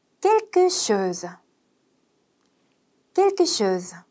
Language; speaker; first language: French; non-native, fluent; Korean